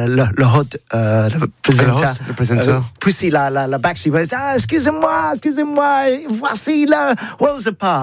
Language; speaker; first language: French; non-native, learner; English